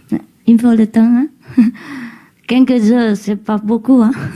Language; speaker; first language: French; non-native, learner; Vietnamese